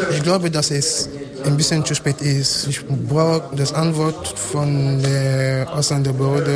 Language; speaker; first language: German; non-native, learner; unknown